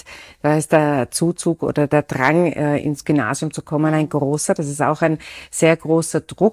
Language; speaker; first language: German; native; German